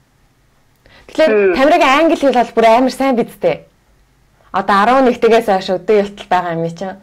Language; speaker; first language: Mongolian; native; Mongolian